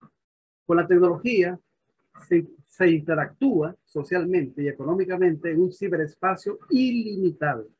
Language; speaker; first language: Spanish; native; Spanish